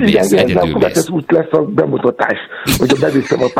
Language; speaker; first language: Hungarian; non-native, fluent; Yoruba